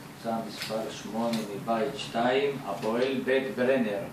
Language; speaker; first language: Hebrew; native; Hebrew